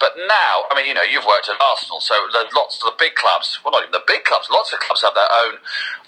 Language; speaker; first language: English; native; English